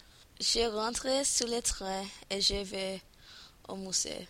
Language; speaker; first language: French; non-native, learner; English